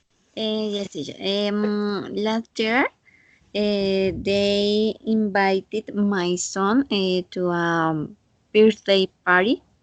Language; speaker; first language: English; non-native, learner; Spanish